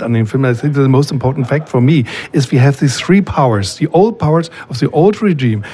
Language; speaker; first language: English; non-native, fluent; German